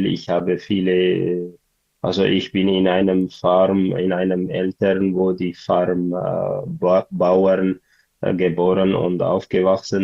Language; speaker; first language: German; non-native, learner; Tigrinya